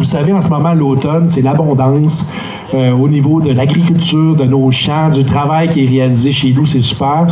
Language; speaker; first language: French; native; French